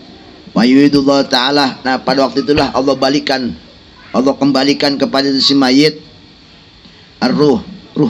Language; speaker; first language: Indonesian; native; Indonesian